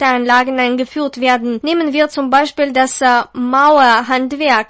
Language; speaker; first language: German; non-native, fluent; Russian